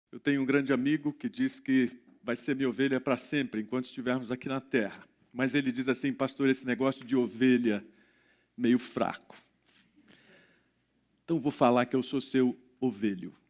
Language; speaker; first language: Portuguese; native; Portuguese